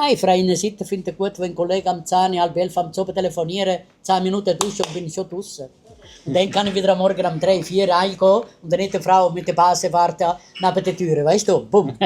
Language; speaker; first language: German; non-native, learner; Italian